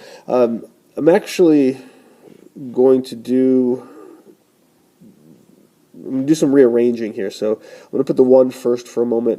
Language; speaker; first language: English; native; English